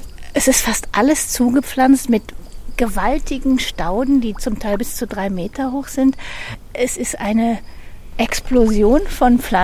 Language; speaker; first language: German; native; German